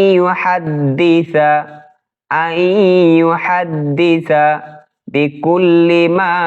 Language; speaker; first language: Bangla; native; Bangla